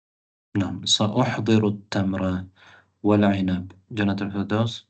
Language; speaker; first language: Arabic; non-native, fluent; Tamil